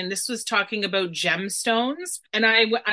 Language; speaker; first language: English; native; English